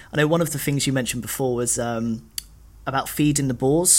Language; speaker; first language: English; native; English